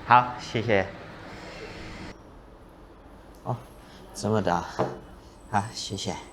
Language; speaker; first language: Chinese; non-native, learner; German